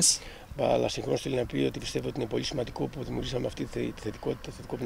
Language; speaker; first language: Greek; native; Greek